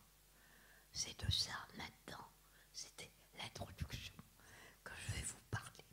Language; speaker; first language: French; native; French